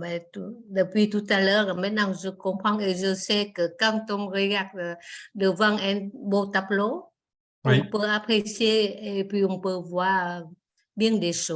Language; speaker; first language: French; non-native, learner; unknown